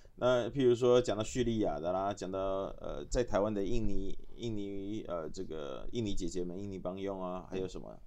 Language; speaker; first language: Chinese; native; Chinese